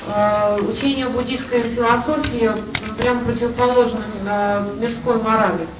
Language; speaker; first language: Russian; native; Russian